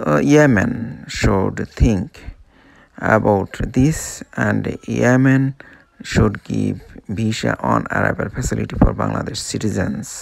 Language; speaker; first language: English; non-native, local second language; Bangla